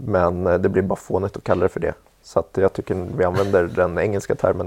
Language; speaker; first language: Swedish; native; Swedish